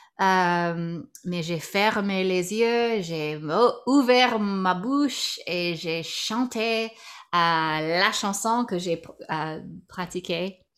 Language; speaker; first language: French; non-native, learner; English